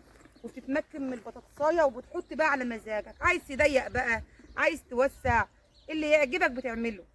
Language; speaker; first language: Arabic; native; Arabic